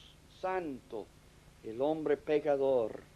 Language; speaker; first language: Spanish; non-native, fluent; English